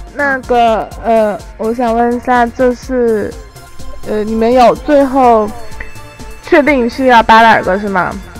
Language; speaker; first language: Chinese; native; Chinese